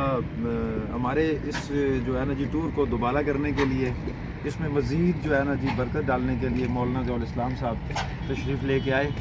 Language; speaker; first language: Urdu; native; Urdu